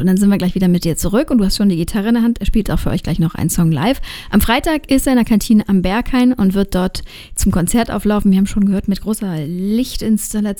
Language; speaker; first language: German; native; German